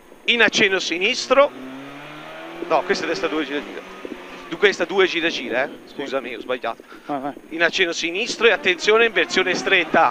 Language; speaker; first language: Italian; native; Italian